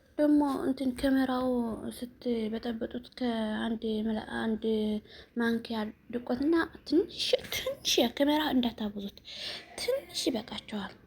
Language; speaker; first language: Amharic; non-native, local second language; Tigrinya